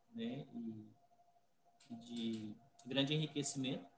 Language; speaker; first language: Portuguese; native; Portuguese